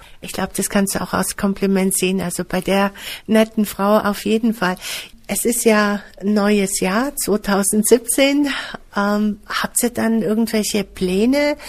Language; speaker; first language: German; native; German